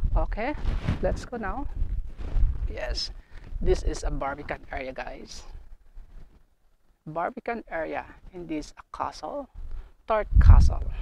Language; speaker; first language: English; non-native, learner; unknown